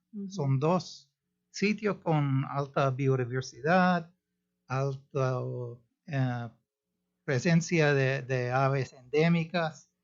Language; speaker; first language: Spanish; non-native, fluent; English